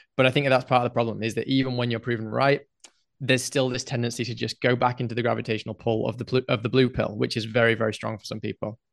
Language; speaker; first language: English; native; English